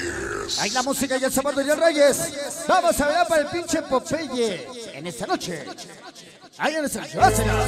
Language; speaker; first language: Spanish; native; Spanish